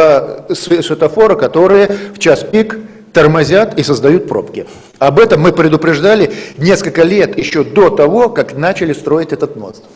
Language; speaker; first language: Russian; native; Russian